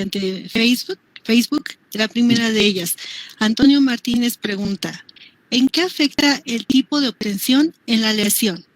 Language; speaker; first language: Spanish; native; Spanish